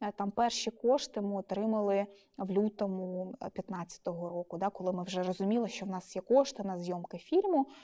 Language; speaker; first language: Ukrainian; non-native, local second language; Russian